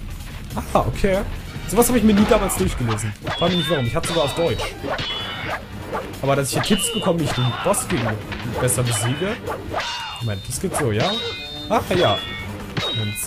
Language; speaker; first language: German; native; German